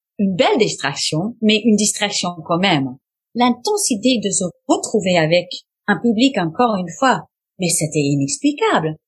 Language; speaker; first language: French; non-native, fluent; English